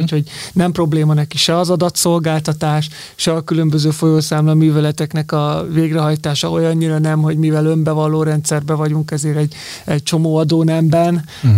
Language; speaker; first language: Hungarian; native; Hungarian